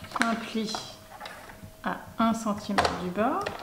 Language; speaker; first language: French; native; French